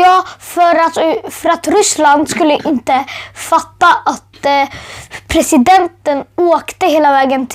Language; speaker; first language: Swedish; early bilingual, other home language; Urdu